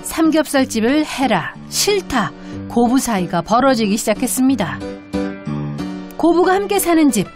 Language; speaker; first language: Korean; native; Korean